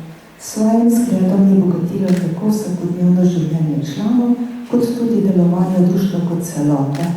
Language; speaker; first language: Slovenian; native; Slovenian